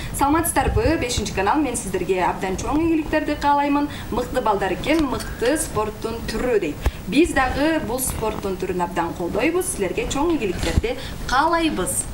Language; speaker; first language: Kyrgyz; native; Kyrgyz